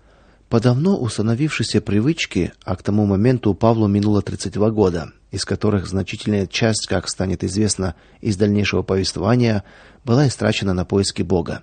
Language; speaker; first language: Russian; native; Russian